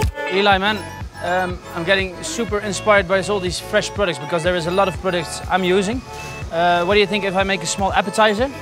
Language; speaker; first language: English; non-native, fluent; Dutch